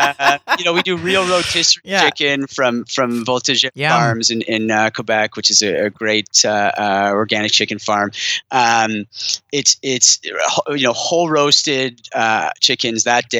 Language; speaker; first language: English; native; English